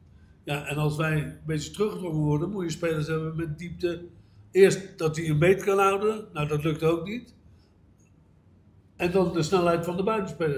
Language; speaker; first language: Dutch; native; Dutch